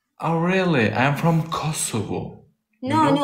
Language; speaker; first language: English; non-native, learner; Albanian